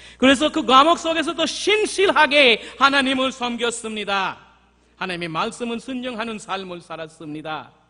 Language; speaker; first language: Korean; non-native, fluent; Bangla